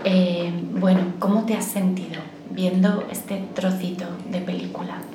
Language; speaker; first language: Spanish; native; Spanish